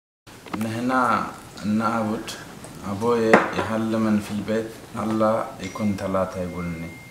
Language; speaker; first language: Arabic; non-native, learner; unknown